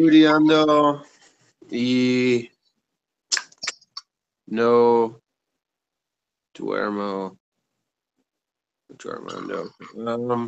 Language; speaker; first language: Spanish; non-native, learner; English